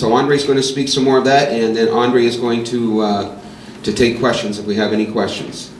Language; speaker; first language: English; native; English